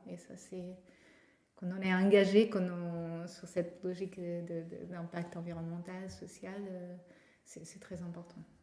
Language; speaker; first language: French; non-native, fluent; Portuguese